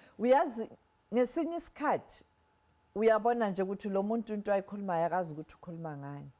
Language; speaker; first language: Zulu; non-native, local second language; Southern Sotho